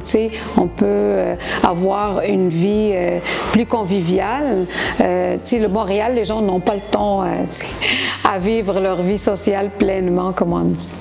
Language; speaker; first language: French; non-native, local second language; Arabic